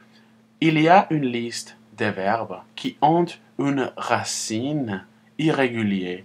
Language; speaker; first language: French; non-native, fluent; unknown